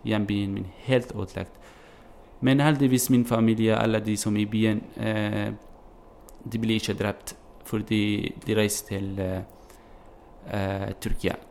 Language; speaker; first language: Norwegian; non-native, learner; Kurdish